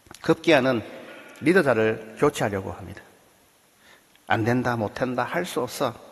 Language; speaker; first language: Korean; native; Korean